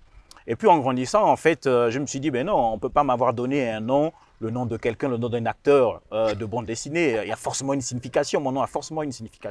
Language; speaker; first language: French; non-native, local second language; Rundi